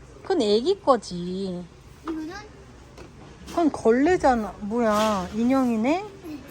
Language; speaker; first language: Korean; native; Korean